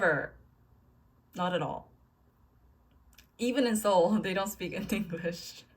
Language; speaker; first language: English; non-native, fluent; Korean